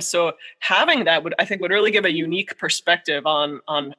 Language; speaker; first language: English; native; English